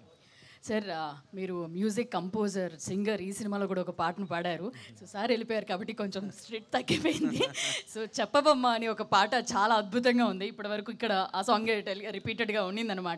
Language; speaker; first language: Telugu; native; Telugu